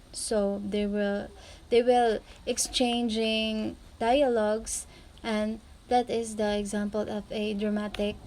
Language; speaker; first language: English; non-native, fluent; Filipino